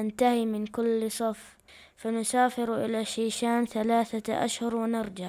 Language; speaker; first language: Arabic; early bilingual, other home language; Chechen